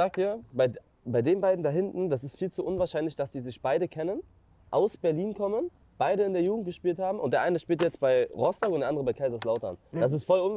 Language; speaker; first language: German; native; German